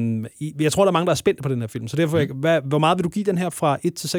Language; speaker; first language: Danish; native; Danish